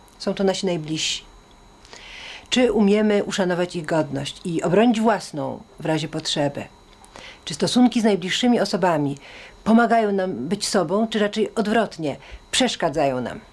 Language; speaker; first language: Polish; native; Polish